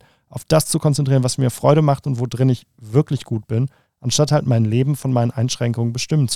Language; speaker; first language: German; native; German